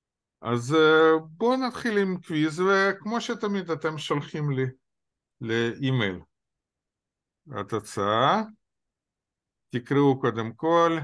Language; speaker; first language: Hebrew; non-native, fluent; Russian